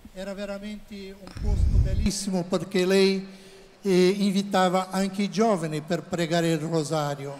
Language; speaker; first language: Italian; non-native, learner; Portuguese